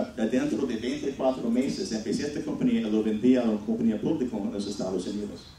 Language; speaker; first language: Spanish; non-native, fluent; English